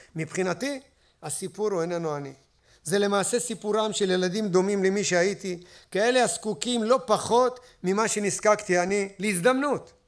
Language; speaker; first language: Hebrew; native; Hebrew